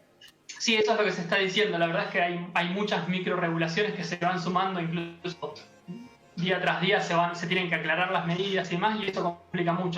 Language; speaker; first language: Spanish; native; Spanish